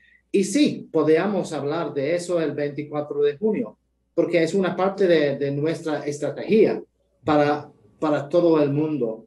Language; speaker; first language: Spanish; non-native, fluent; English